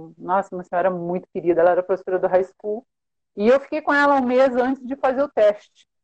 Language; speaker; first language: Portuguese; native; Portuguese